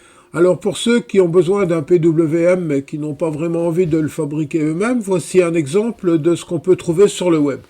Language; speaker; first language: French; native; French